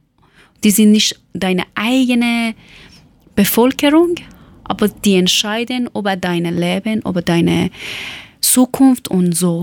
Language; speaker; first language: German; non-native, learner; Persian